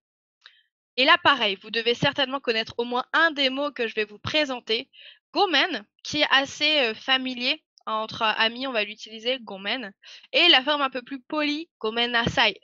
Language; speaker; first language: French; native; French